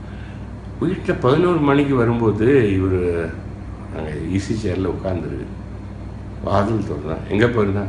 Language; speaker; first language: Tamil; non-native, local second language; Malayalam